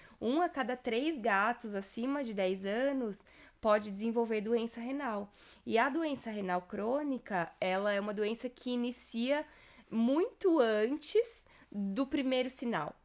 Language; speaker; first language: Portuguese; native; Portuguese